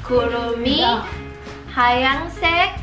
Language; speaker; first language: Korean; non-native, learner; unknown